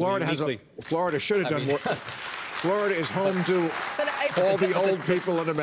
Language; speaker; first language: English; native; English